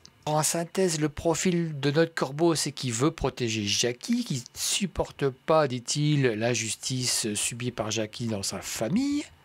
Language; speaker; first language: French; native; French